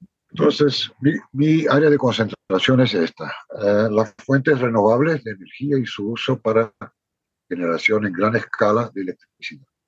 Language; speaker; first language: Spanish; non-native, fluent; Romanian